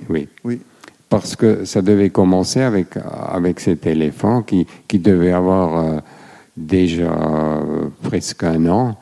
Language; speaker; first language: French; non-native, fluent; German